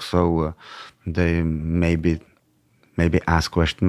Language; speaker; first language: English; non-native, learner; Czech